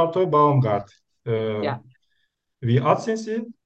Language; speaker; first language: German; non-native, learner; Turkish